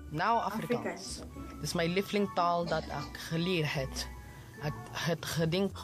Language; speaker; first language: Dutch; non-native, learner; Filipino